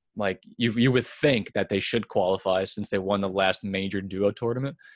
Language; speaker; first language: English; native; English